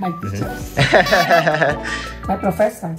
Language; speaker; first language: English; non-native, learner; Spanish